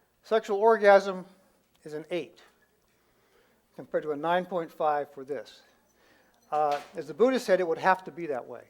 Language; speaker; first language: English; native; English